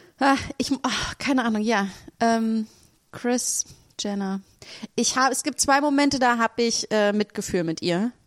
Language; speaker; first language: German; native; German